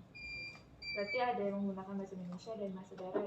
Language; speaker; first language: Indonesian; native; Indonesian